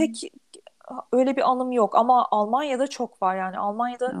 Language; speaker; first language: Turkish; native; Turkish